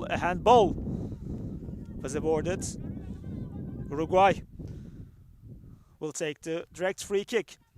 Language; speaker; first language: English; non-native, fluent; Turkish